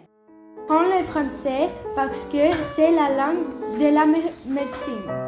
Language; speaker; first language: French; non-native, learner; Greek